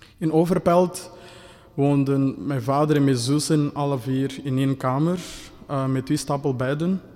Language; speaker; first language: Dutch; non-native, fluent; Kinyarwanda